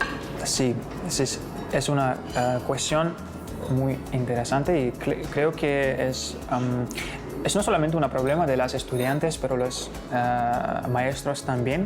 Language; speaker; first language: Spanish; non-native, learner; Kazakh